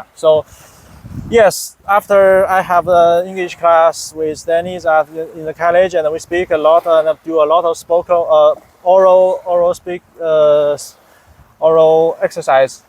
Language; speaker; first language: English; non-native, fluent; Chinese